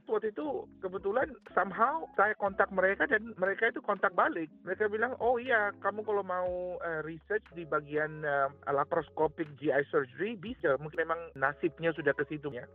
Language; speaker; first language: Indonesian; native; Indonesian